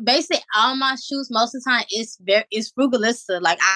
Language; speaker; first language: English; native; English